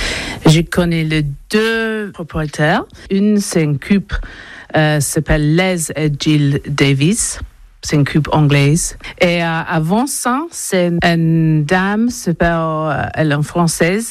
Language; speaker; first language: French; non-native, learner; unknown